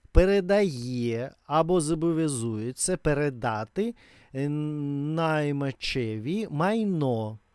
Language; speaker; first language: Ukrainian; non-native, learner; Russian